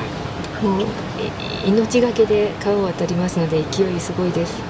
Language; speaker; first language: Japanese; native; Japanese